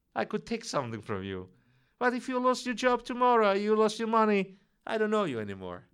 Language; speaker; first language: English; non-native, fluent; Russian